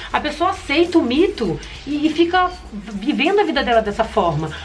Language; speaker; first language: Portuguese; native; Portuguese